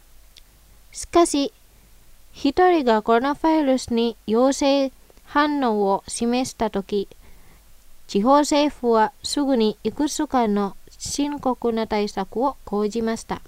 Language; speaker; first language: Japanese; non-native, fluent; Indonesian